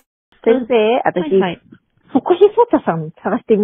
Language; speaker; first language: Japanese; non-native, learner; Korean